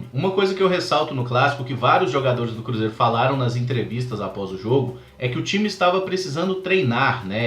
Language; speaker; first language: Portuguese; native; Portuguese